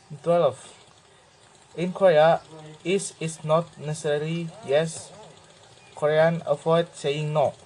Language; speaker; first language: English; non-native, learner; Indonesian